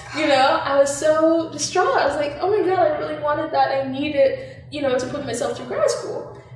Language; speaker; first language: English; non-native, local second language; Bemba